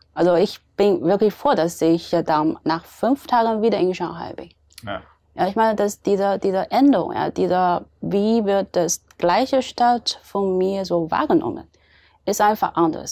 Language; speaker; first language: German; non-native, fluent; Chinese